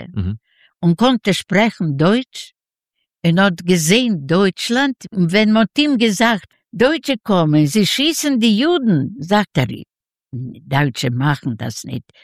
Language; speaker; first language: German; non-native, learner; Yiddish